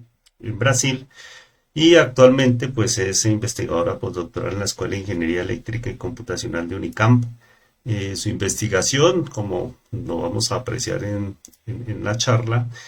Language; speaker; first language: Spanish; native; Spanish